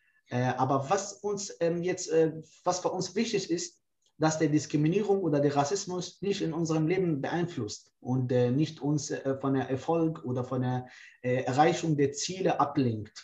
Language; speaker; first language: German; non-native, fluent; Kurdish